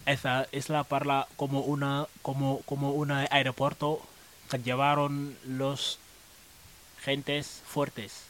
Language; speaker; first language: Spanish; non-native, learner; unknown